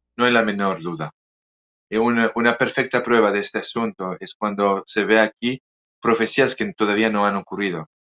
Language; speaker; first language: Spanish; non-native, fluent; French